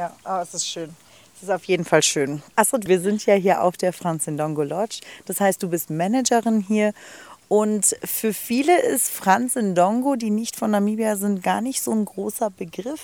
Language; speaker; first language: German; native; German